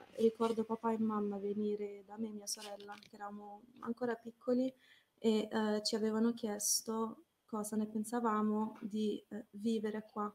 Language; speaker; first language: Italian; early bilingual, other home language; Arabic